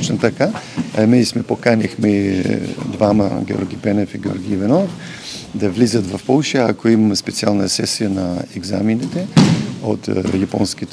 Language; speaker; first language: Bulgarian; non-native, learner; Polish